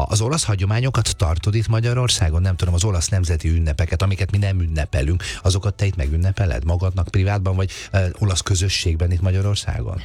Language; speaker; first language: Hungarian; native; Hungarian